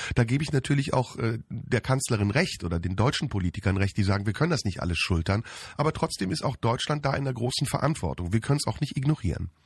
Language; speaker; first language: German; early bilingual, other home language; Turkish